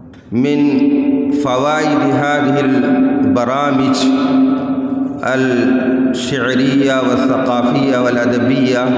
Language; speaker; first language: Arabic; non-native, fluent; Urdu